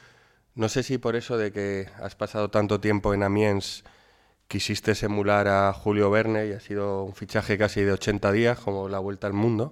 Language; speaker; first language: Spanish; native; Spanish